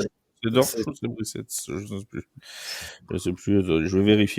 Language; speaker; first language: French; native; French